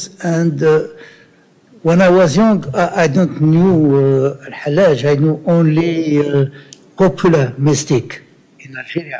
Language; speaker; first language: English; non-native, learner; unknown